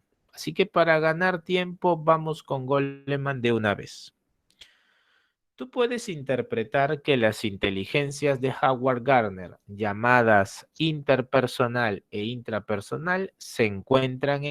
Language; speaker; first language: Spanish; native; Spanish